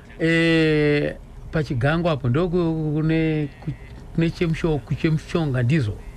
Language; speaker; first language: Shona; native; Shona